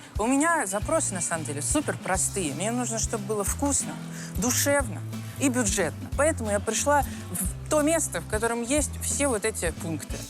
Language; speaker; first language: Russian; native; Russian